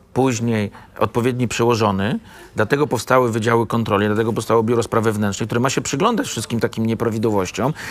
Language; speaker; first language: Polish; native; Polish